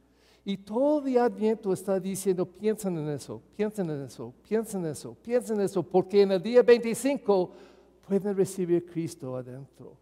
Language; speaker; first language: Spanish; non-native, fluent; English